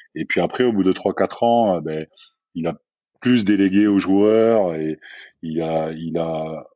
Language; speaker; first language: French; native; French